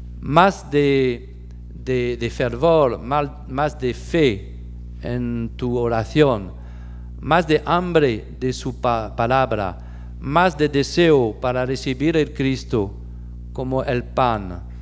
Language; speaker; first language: Spanish; non-native, fluent; French